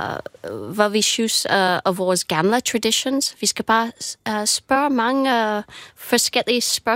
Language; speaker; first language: Danish; non-native, fluent; English